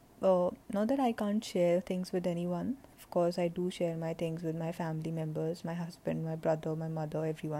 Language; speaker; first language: English; non-native, local second language; Hindi